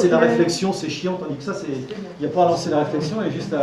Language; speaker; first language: French; native; French